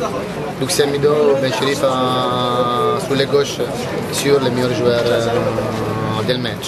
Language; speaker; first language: French; non-native, learner; Italian